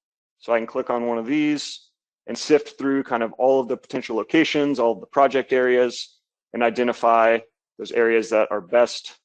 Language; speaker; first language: English; native; English